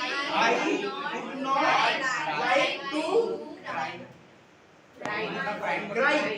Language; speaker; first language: English; non-native, fluent; Chhattisgarhi